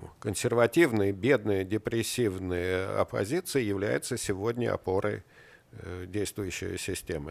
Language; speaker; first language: Russian; native; Russian